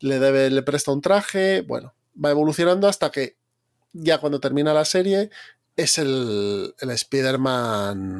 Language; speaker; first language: Spanish; native; Spanish